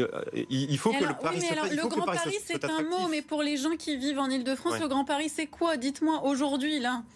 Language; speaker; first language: French; native; French